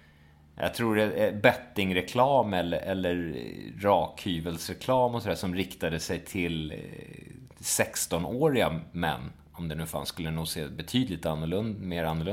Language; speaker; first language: Swedish; native; Swedish